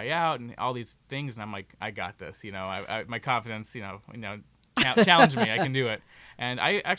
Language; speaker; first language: English; native; English